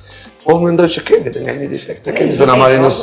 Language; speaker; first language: Albanian; native; Albanian